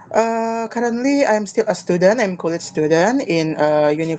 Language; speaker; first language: English; non-native, learner; Indonesian